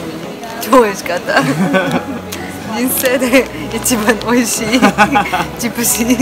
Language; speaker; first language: Japanese; non-native, fluent; Serbian